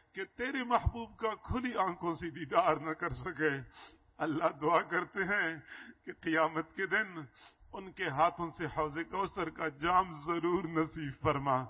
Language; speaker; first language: Urdu; non-native, local second language; Punjabi